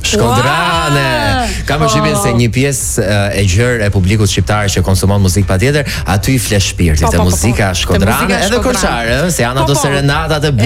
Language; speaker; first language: Albanian; native; Albanian